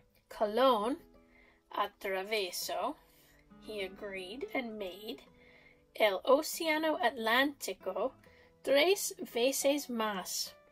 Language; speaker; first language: Spanish; non-native, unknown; English